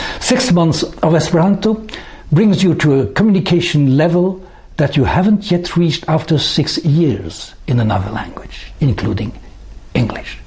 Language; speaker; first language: English; non-native, fluent; French